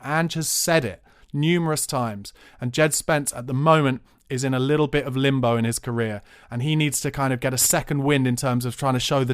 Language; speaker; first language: English; native; English